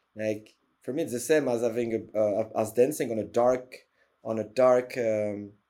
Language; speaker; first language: English; non-native, fluent; French